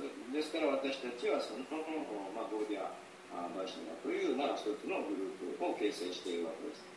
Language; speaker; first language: Japanese; native; Japanese